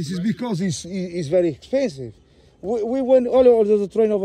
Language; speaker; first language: English; non-native, learner; Portuguese